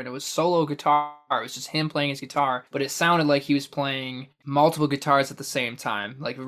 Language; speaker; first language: English; native; English